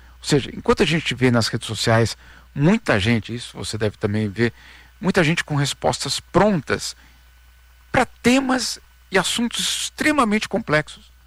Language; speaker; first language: Portuguese; native; Portuguese